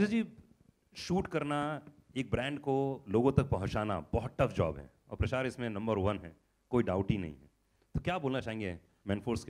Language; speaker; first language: Hindi; native; Hindi